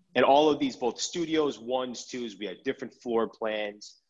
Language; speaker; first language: English; native; English